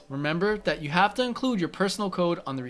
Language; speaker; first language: English; native; English